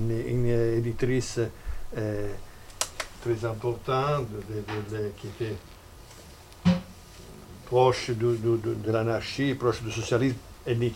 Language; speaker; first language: French; non-native, fluent; Italian